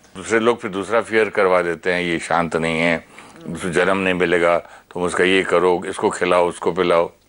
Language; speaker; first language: Hindi; native; Hindi